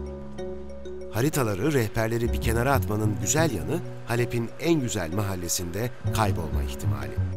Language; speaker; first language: Turkish; native; Turkish